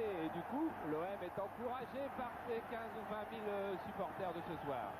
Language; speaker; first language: French; native; French